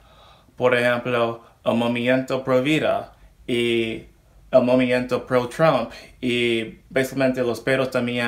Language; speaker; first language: Spanish; non-native, learner; English